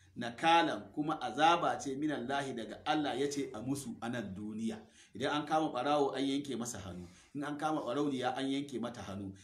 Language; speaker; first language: Hausa; non-native, local second language; Fula